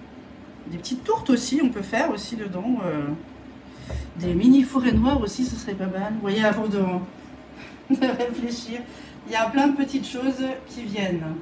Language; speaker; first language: French; native; French